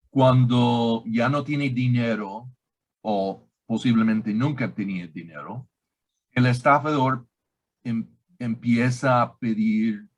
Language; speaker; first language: Spanish; non-native, fluent; English